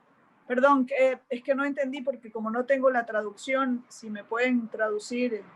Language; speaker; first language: Spanish; native; Spanish